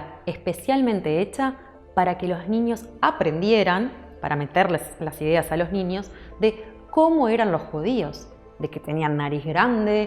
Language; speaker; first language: Spanish; native; Spanish